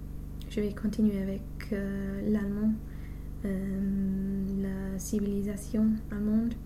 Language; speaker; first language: French; non-native, learner; English